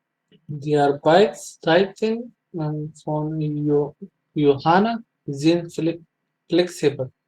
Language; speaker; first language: German; non-native, learner; Urdu